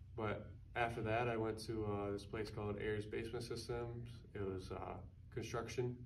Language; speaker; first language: English; native; English